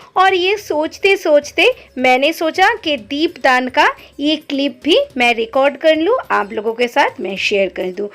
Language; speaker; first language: Hindi; non-native, local second language; Bangla